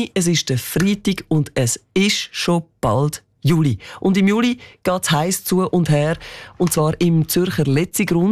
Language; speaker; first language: German; native; German